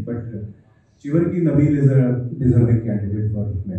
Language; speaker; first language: Telugu; non-native, fluent; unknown